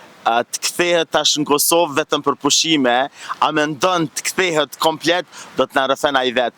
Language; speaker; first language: Albanian; native; Albanian